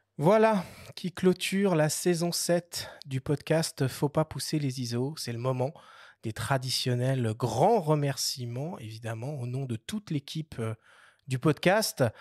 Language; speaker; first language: French; native; French